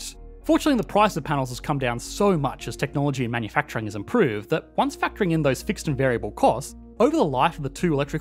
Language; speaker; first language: English; native; English